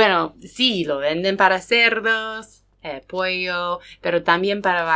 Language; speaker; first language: Spanish; non-native, fluent; English